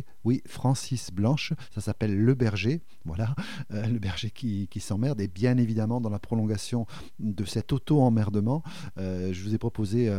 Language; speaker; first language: French; native; French